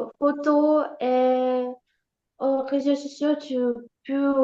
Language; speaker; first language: French; non-native, learner; Ukrainian